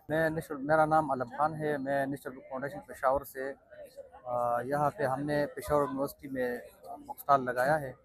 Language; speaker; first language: Hindi; non-native, local second language; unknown